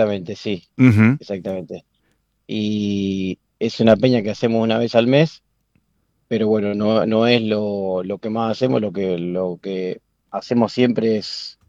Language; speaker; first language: Spanish; native; Spanish